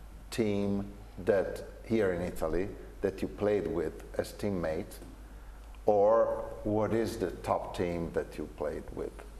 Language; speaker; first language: English; non-native, fluent; Italian